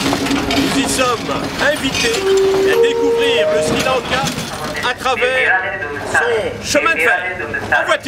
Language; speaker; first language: French; native; French